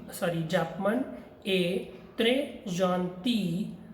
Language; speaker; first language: French; non-native, learner; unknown